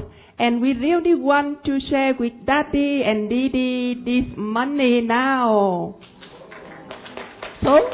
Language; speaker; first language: English; non-native, fluent; Vietnamese